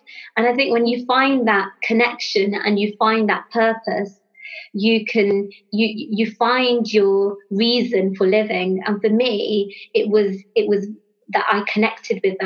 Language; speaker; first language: English; native; English